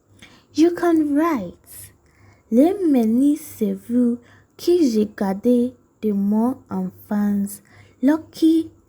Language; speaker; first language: French; non-native, fluent; English